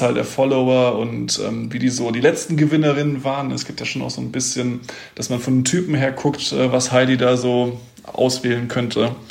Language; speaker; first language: German; native; German